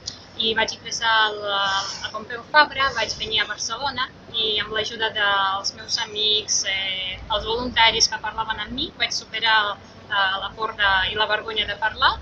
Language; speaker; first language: Catalan; non-native, fluent; Armenian